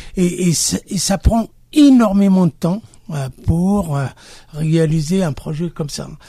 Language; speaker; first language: French; non-native, local second language; Kabyle